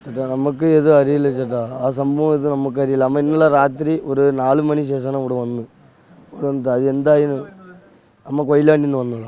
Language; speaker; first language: Malayalam; non-native, local second language; Tamil